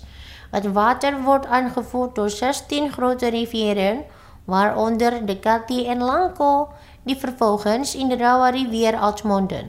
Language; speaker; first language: Dutch; non-native, fluent; Indonesian